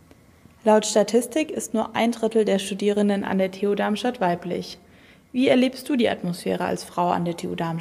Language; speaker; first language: German; native; German